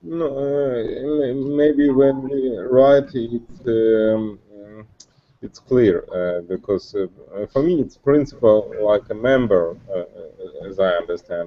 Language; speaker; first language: English; non-native, learner; Russian